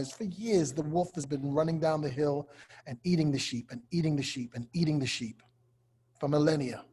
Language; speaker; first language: English; native; English